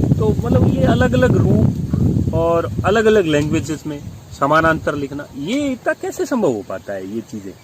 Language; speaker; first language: Hindi; non-native, local second language; Rajasthani